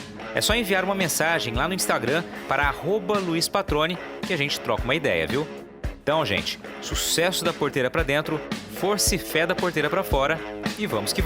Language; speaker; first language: Portuguese; native; Portuguese